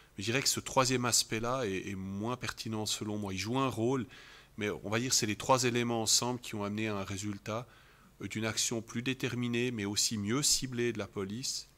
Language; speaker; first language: French; native; French